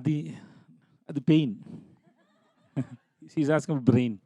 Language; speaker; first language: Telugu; non-native, learner; Tamil